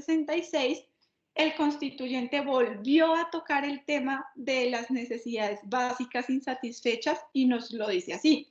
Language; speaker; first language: Spanish; native; Spanish